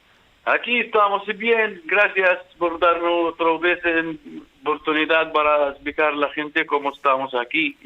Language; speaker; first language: Spanish; non-native, fluent; Arabic